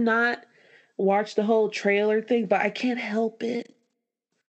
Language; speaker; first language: English; native; English